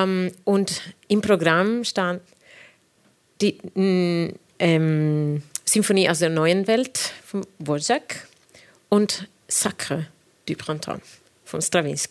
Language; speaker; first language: German; non-native, fluent; Spanish